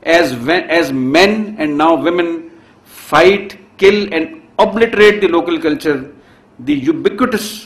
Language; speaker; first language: English; non-native, local second language; Urdu